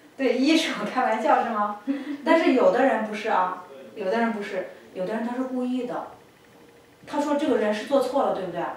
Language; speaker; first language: Chinese; native; Chinese